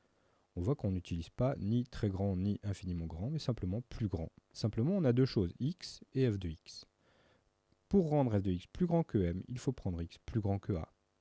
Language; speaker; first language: French; native; French